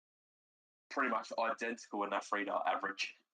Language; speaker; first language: English; native; English